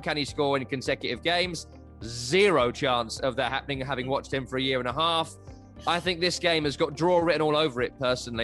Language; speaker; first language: English; native; English